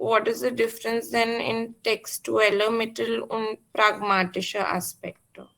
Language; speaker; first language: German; non-native, fluent; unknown